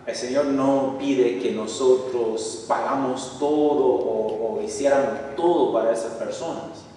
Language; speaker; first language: Spanish; non-native, fluent; English